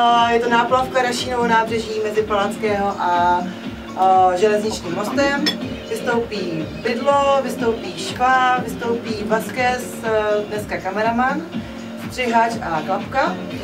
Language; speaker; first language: Czech; native; Czech